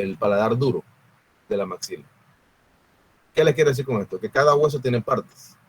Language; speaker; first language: Spanish; native; Spanish